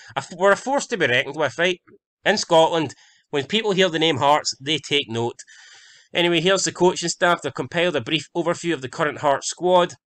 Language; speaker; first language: English; native; English